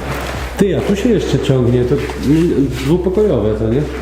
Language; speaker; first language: Polish; native; Polish